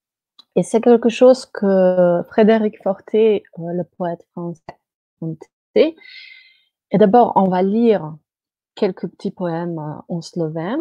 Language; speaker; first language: French; non-native, fluent; Slovenian